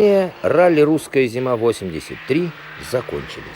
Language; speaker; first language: Russian; native; Russian